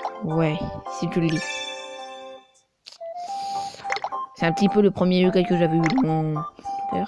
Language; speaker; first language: French; native; French